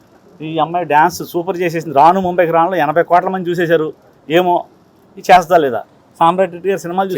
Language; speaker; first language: Telugu; native; Telugu